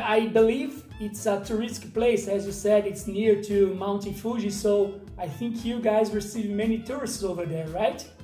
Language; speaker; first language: English; non-native, fluent; Portuguese